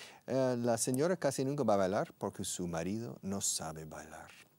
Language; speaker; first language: Spanish; non-native, fluent; English